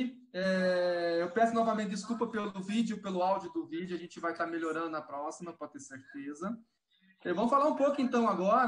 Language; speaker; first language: Portuguese; native; Portuguese